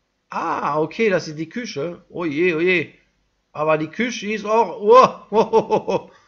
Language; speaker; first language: German; non-native, learner; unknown